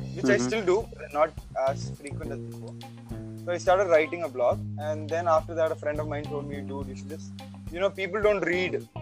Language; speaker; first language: English; non-native, local second language; Malayalam